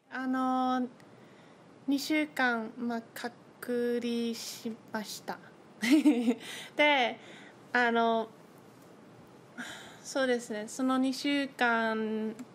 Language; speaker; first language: Japanese; early bilingual, heritage; Japanese